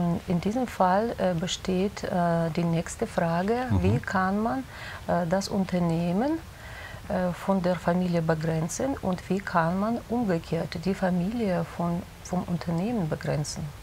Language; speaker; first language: German; non-native, fluent; Russian